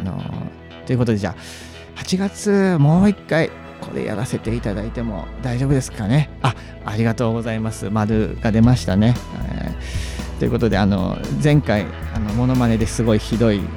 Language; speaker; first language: Japanese; native; Japanese